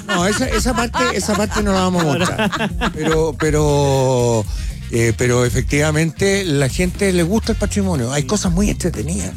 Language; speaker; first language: Spanish; native; Spanish